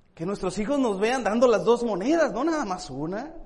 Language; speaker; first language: Spanish; native; Spanish